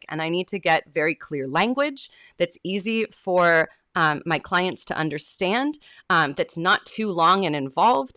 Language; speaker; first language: English; native; English